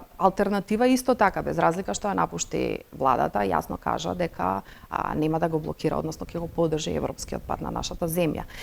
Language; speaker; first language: Macedonian; non-native, local second language; Bosnian